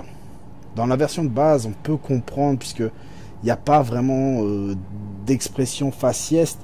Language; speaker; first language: French; native; French